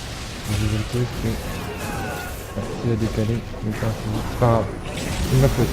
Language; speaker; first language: French; native; French